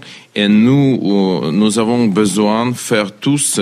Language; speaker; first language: French; non-native, learner; Ukrainian